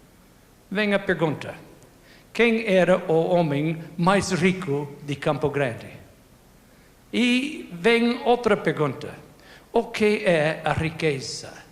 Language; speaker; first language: Portuguese; non-native, fluent; English